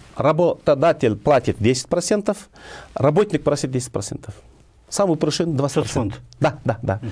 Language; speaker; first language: Russian; non-native, local second language; Kyrgyz